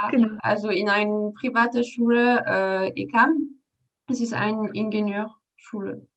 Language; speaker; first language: German; non-native, learner; French